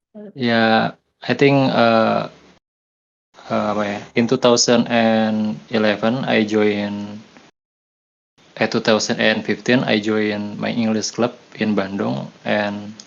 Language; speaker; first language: English; non-native, learner; Indonesian